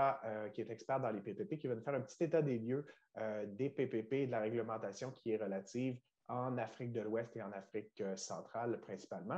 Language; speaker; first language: French; native; French